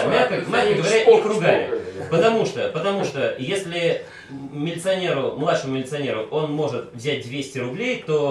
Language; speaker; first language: Russian; native; Russian